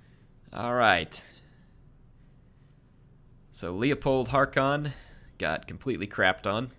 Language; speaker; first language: English; native; English